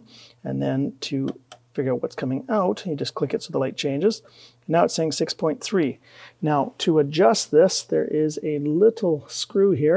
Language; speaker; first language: English; native; English